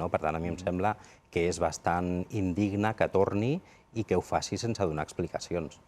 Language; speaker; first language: Catalan; non-native, local second language; Spanish